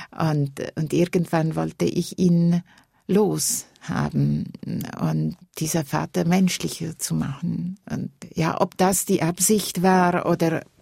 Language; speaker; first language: German; non-native, local second language; Italian